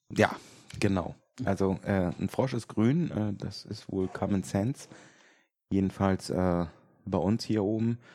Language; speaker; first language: German; native; German